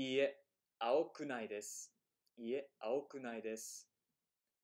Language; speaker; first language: Japanese; non-native, fluent; English